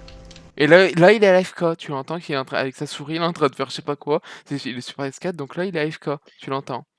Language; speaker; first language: French; native; French